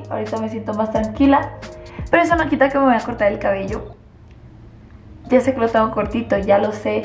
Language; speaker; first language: Spanish; native; Spanish